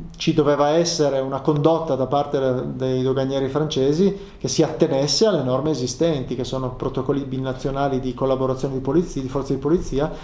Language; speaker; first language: Italian; native; Italian